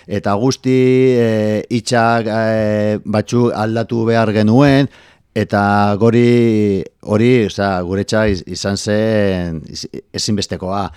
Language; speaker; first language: Basque; non-native, local second language; Spanish